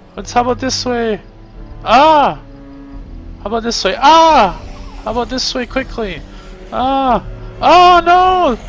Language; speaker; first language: English; native; English